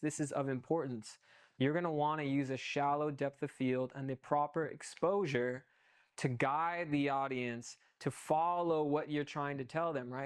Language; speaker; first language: English; native; English